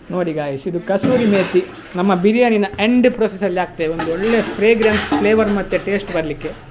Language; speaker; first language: Kannada; non-native, local second language; Tulu